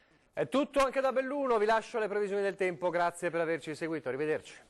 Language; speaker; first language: Italian; native; Italian